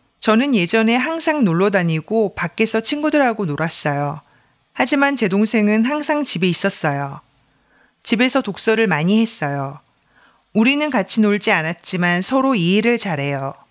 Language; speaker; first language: Korean; non-native, learner; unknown